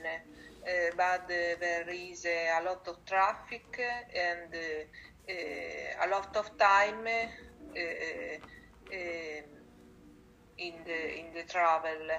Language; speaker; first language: English; non-native, learner; Italian